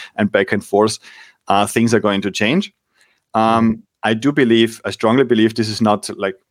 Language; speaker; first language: English; non-native, fluent; German